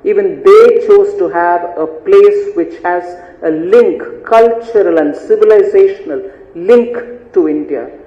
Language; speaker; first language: English; non-native, local second language; Tamil